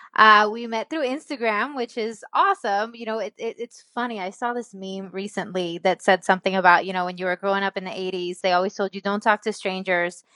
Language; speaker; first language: English; non-native, fluent; Spanish